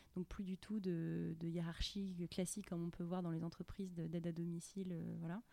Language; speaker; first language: French; native; French